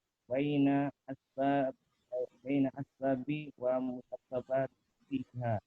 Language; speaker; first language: Arabic; non-native, learner; Indonesian